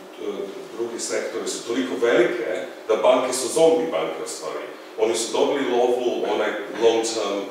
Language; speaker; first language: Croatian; non-native, fluent; English